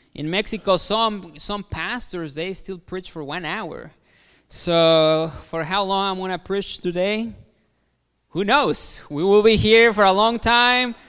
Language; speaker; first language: English; non-native, fluent; Spanish